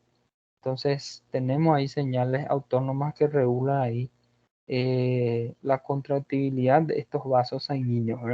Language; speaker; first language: Spanish; non-native, fluent; Portuguese